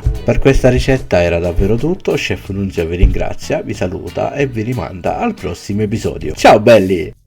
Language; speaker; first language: Italian; native; Italian